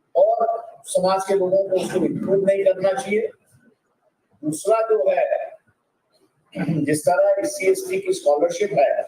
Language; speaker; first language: Hindi; non-native, local second language; Marathi